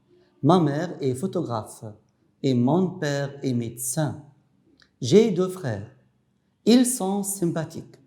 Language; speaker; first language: French; non-native, fluent; Arabic